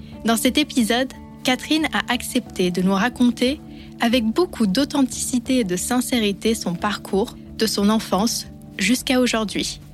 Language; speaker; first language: French; native; French